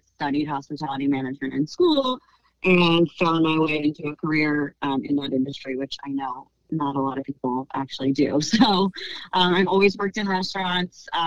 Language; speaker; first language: English; native; English